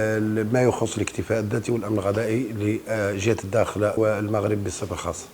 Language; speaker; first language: Arabic; native; Arabic